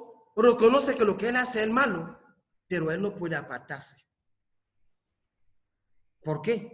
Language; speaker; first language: Spanish; non-native, fluent; French